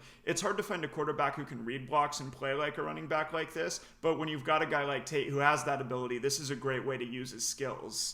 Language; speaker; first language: English; native; English